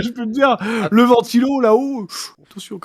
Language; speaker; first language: French; native; French